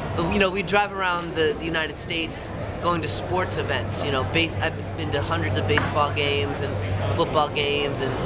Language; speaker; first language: English; native; English